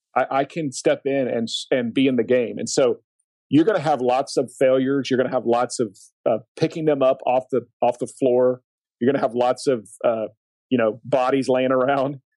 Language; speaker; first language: English; native; English